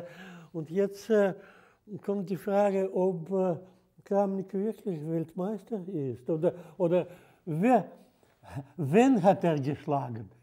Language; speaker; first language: German; non-native, fluent; Russian